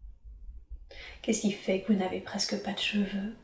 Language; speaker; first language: French; native; French